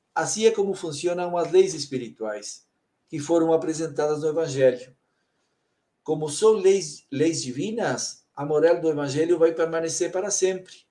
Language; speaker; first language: Portuguese; native; Portuguese